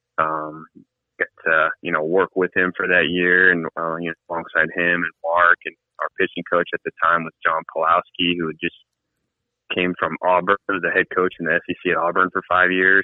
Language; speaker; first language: English; native; English